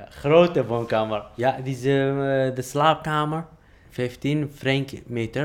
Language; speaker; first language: Dutch; non-native, learner; Arabic